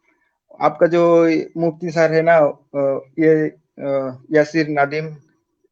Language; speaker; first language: Hindi; non-native, local second language; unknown